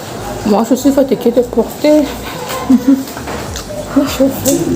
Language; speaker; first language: French; non-native, local second language; Malagasy